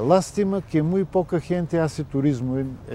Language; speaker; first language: Spanish; non-native, fluent; Bulgarian